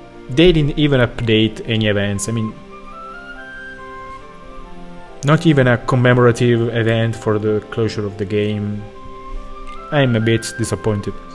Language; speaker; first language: English; non-native, fluent; Italian